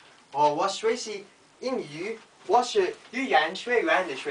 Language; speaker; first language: Chinese; non-native, learner; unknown